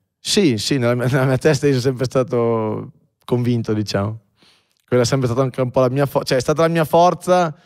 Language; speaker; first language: Italian; native; Italian